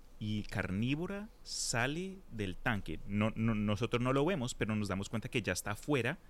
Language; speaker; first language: Spanish; early bilingual, heritage; Spanish